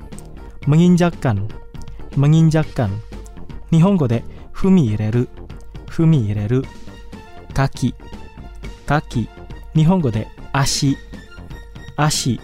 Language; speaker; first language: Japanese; non-native, fluent; Indonesian